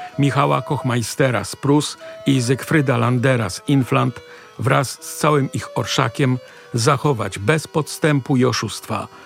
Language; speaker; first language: Polish; native; Polish